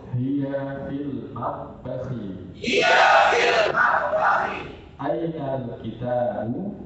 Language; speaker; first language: Arabic; non-native, fluent; Indonesian